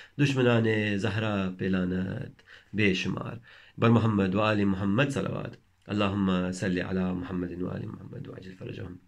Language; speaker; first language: Hindi; early bilingual, heritage; Hindi